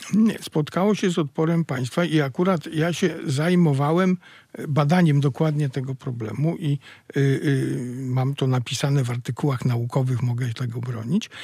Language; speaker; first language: Polish; native; Polish